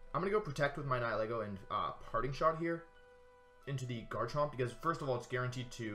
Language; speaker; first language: English; native; English